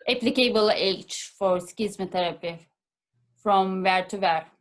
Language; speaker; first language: English; non-native, fluent; Turkish